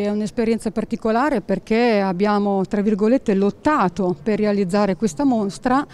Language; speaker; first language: Italian; native; Italian